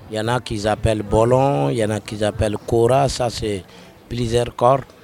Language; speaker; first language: French; non-native, local second language; Mossi